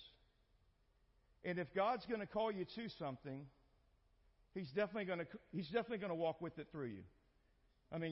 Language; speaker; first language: English; native; English